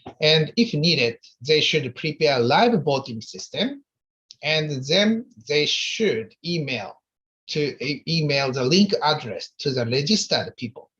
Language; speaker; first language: English; non-native, fluent; Japanese